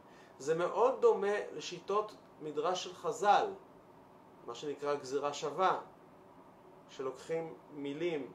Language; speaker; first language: Hebrew; native; Hebrew